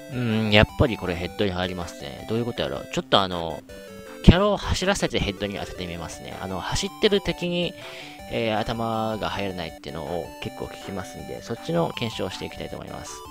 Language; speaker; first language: Japanese; native; Japanese